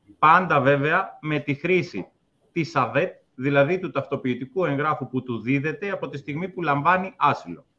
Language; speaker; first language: Greek; native; Greek